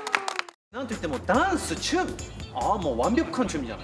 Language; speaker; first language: Japanese; native; Japanese